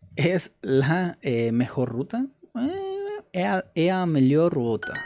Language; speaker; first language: Portuguese; non-native, learner; Spanish